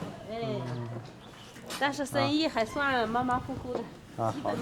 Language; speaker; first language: Chinese; native; Chinese